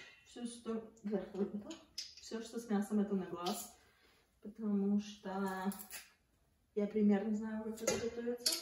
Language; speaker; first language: Russian; early bilingual, heritage; Russian